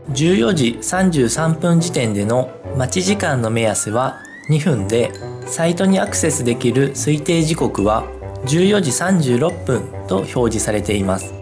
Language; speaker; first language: Japanese; native; Japanese